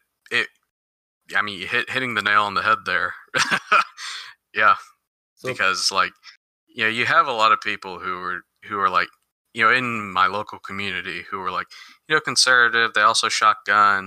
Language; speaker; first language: English; native; English